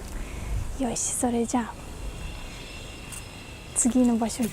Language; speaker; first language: Japanese; non-native, fluent; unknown